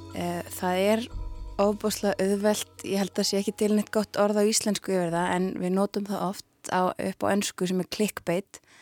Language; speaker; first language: Icelandic; native; Icelandic